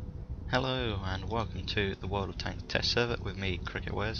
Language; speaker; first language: English; native; English